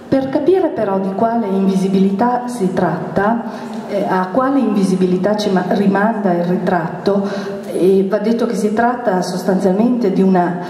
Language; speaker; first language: Italian; native; Italian